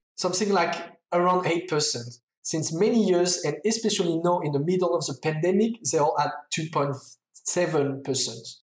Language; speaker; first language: English; non-native, fluent; French